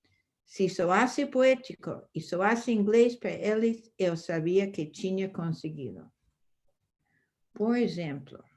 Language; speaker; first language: Portuguese; non-native, fluent; English